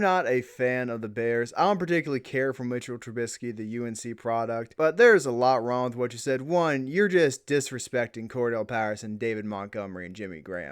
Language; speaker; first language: English; native; English